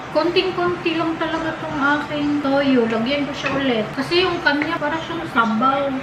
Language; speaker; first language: Filipino; non-native, local second language; Cebuano